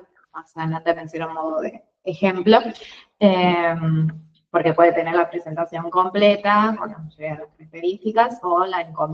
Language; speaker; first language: Spanish; native; Spanish